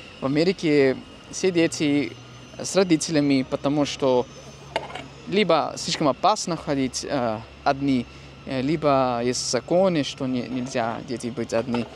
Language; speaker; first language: Russian; non-native, fluent; English